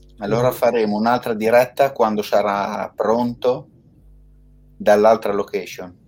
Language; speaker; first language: Italian; native; Italian